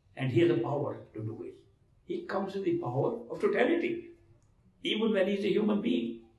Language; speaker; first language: English; non-native, local second language; Hindi